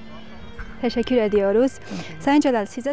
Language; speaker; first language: Turkish; non-native, learner; Armenian